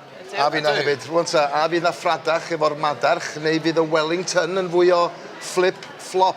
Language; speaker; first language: Welsh; native; Welsh